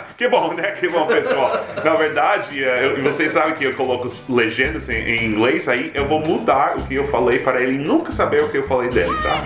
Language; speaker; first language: Portuguese; non-native, fluent; English